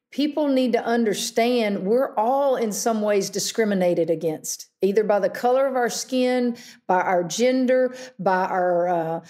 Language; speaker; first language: English; native; English